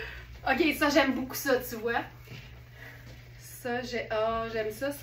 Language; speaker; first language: French; native; French